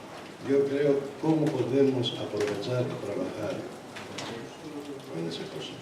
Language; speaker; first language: Spanish; non-native, learner; Greek